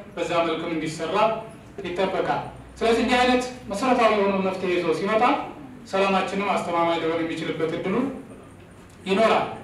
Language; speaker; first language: Amharic; native; Amharic